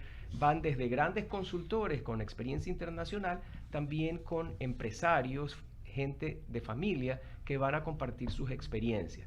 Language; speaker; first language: Spanish; native; Spanish